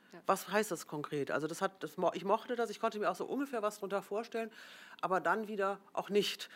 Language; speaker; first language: German; native; German